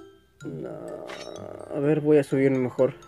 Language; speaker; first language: Spanish; native; Spanish